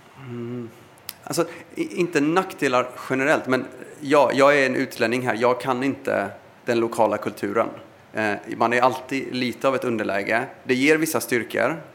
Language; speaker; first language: Swedish; early bilingual, other home language; Persian